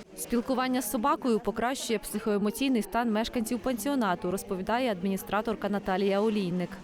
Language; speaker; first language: Ukrainian; native; Ukrainian